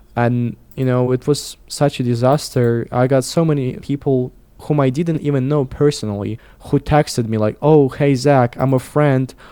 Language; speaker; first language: English; non-native, fluent; Russian